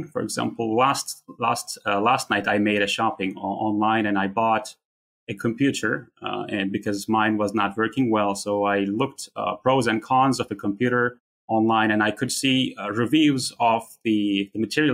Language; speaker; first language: English; non-native, fluent; Turkish